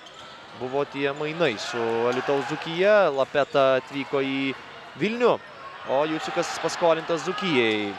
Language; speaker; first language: Lithuanian; native; Lithuanian